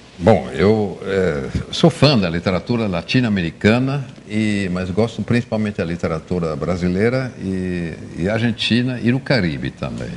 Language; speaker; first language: Portuguese; non-native, fluent; German